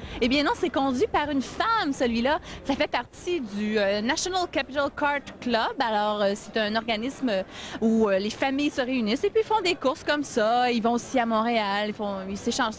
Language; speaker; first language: French; native; French